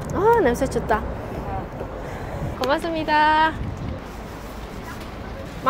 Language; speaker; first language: Korean; non-native, learner; Indonesian